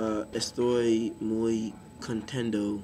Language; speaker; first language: Spanish; non-native, learner; English